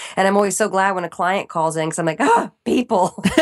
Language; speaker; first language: English; native; English